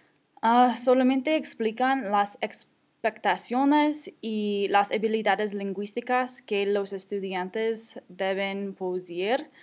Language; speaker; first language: Spanish; non-native, fluent; English